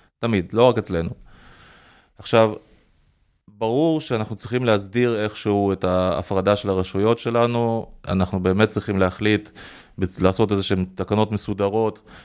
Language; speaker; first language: Hebrew; early bilingual, other home language; Russian